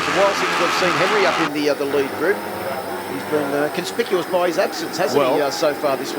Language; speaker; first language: English; native; English